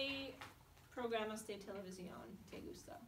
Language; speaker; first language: Spanish; non-native, fluent; English